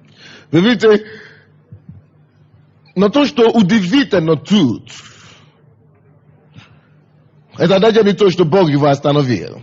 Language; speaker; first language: Russian; non-native, fluent; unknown